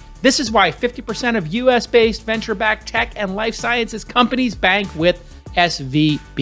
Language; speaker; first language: English; native; English